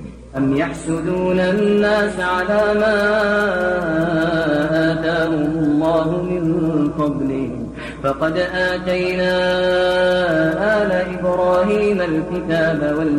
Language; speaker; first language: Arabic; native; Arabic